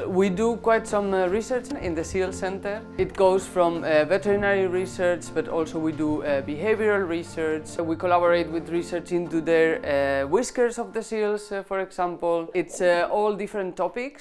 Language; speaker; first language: English; non-native, fluent; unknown